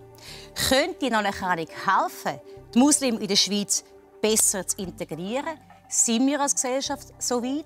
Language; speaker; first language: German; native; German